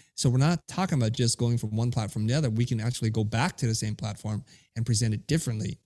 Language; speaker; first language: English; early bilingual, other home language; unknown